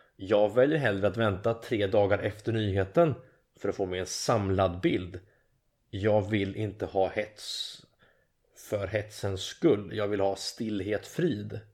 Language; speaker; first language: Swedish; native; Swedish